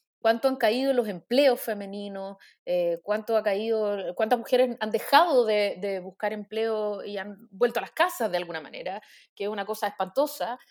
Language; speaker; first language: Spanish; native; Spanish